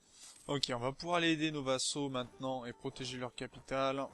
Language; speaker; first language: French; native; French